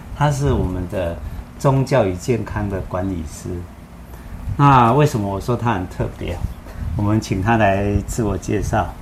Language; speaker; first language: Chinese; native; Chinese